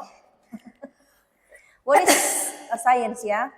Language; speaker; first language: English; non-native, local second language; Indonesian